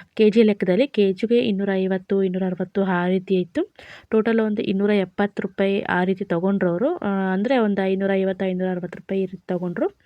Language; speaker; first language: Kannada; non-native, local second language; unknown